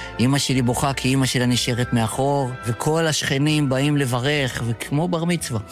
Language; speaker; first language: Hebrew; early bilingual, other home language; Yiddish